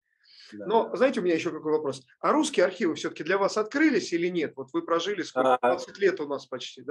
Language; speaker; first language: Russian; native; Russian